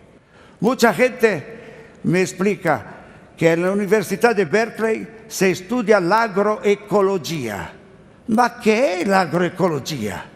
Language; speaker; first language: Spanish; non-native, learner; Italian